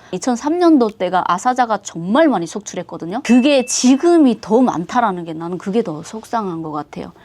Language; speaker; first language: Korean; native; Korean